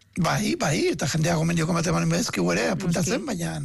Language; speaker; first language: Basque; native; Basque